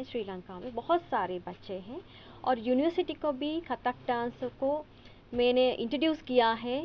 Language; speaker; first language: Hindi; non-native, fluent; Sinhala